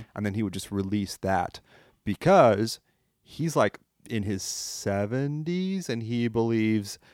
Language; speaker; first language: English; non-native, fluent; French